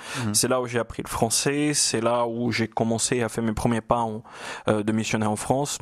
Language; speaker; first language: French; non-native, fluent; Portuguese